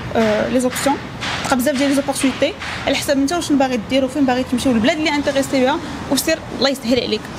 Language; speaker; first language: Arabic; native; Arabic